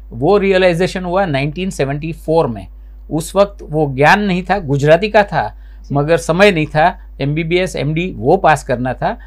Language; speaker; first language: Hindi; non-native, local second language; Gujarati